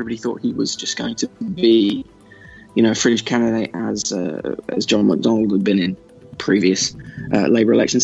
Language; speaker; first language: English; native; English